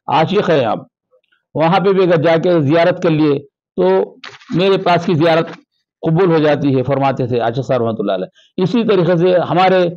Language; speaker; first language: Urdu; native; Urdu